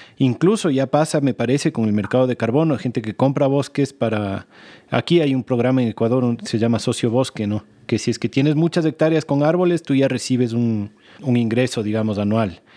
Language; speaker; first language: Spanish; native; Spanish